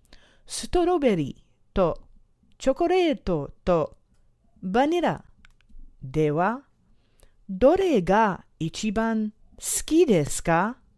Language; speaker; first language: Japanese; non-native, fluent; English